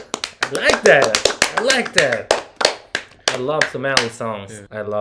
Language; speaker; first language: English; non-native, learner; Korean